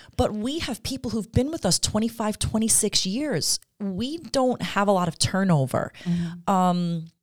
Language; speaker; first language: English; native; English